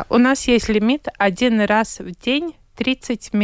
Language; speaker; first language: Russian; non-native, local second language; Latvian